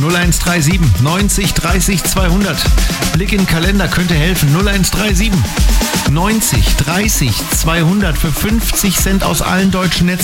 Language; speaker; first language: German; native; German